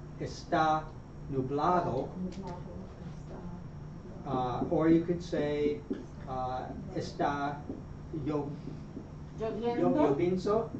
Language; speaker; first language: Spanish; non-native, fluent; English